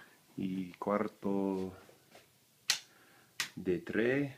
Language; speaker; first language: Spanish; non-native, learner; English